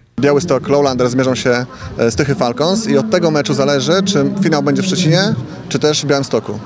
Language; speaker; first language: Polish; native; Polish